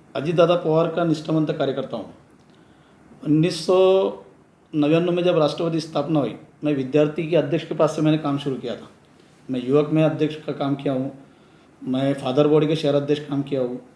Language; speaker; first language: Hindi; non-native, local second language; Urdu